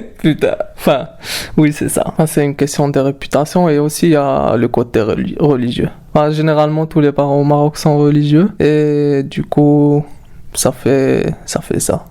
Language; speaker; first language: French; non-native, local second language; Arabic